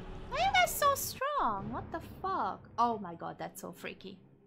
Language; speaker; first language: English; non-native, fluent; Hungarian